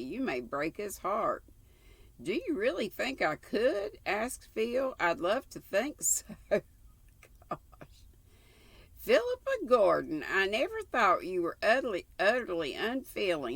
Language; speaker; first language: English; native; English